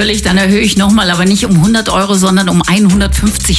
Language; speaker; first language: German; native; German